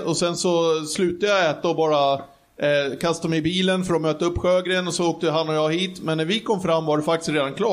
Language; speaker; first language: Swedish; native; Swedish